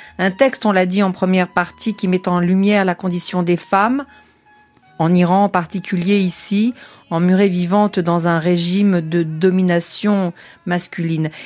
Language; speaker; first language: French; native; French